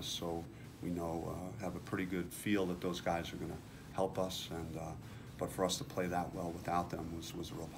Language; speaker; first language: English; native; English